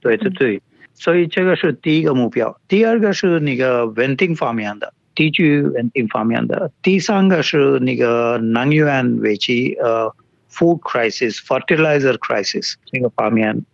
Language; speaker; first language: Chinese; non-native, fluent; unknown